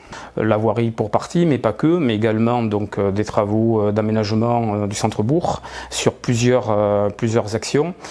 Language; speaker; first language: French; native; French